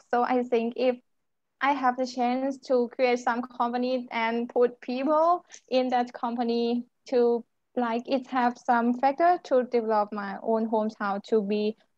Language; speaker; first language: English; non-native, learner; Thai